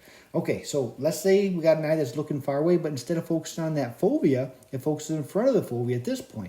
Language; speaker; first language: English; native; English